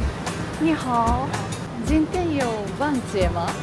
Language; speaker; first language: Chinese; non-native, learner; Japanese